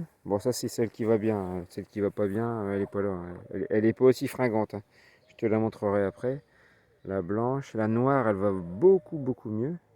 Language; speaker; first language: French; native; French